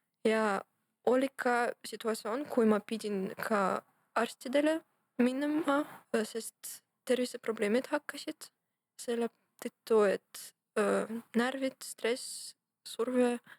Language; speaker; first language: Estonian; non-native, local second language; Russian